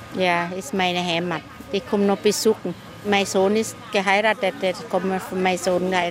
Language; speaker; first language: German; non-native, learner; Thai